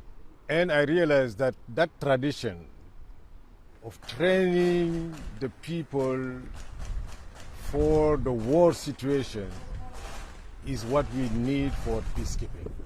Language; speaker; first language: English; non-native, fluent; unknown